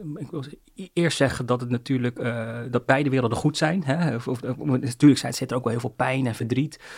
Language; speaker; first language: Dutch; early bilingual, other home language; Cantonese